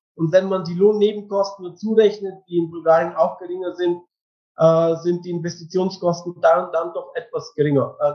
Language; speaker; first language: German; non-native, fluent; Bulgarian